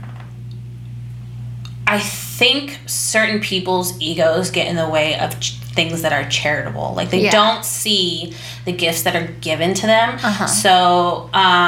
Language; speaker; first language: English; native; English